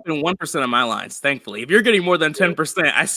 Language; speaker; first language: English; native; English